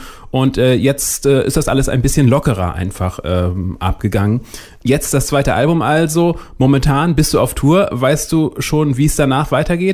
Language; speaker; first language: German; native; German